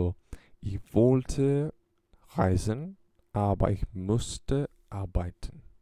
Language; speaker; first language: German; non-native, learner; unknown